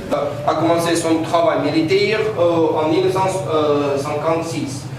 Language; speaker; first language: French; non-native, learner; Russian